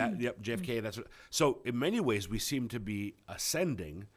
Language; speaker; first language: English; native; English